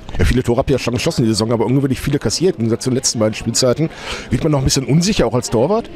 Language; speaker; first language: German; native; German